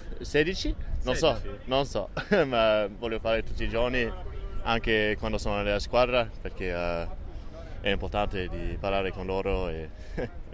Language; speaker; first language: Italian; non-native, learner; English